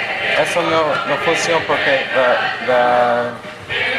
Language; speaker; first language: Spanish; non-native, learner; English